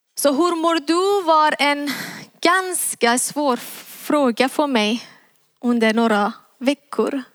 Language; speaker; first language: Swedish; non-native, fluent; Persian